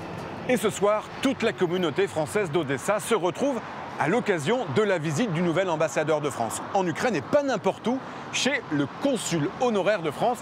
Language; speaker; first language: French; native; French